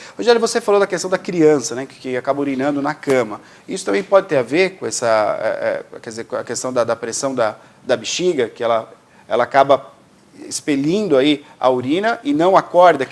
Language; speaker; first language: Portuguese; native; Portuguese